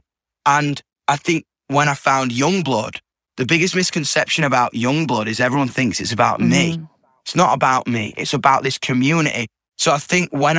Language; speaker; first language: English; native; English